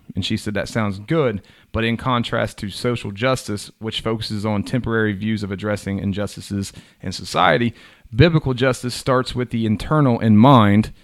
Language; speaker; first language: English; native; English